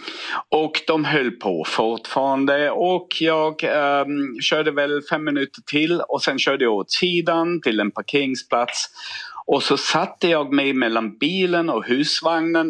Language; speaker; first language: Swedish; non-native, fluent; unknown